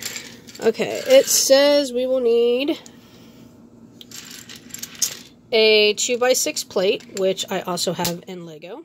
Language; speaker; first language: English; native; English